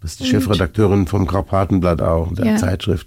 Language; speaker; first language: German; native; German